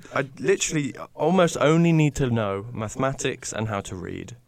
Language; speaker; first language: English; native; English